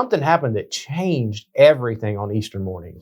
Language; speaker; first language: English; native; English